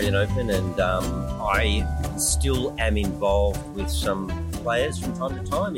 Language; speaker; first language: English; native; English